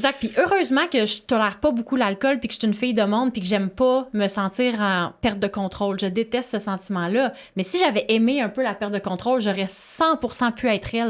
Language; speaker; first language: French; native; French